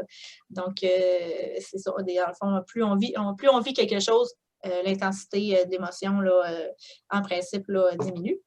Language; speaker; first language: French; native; French